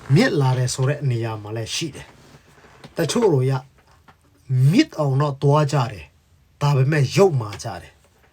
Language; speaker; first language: Burmese; non-native, local second language; Hakha Chin